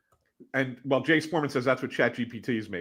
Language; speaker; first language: English; native; English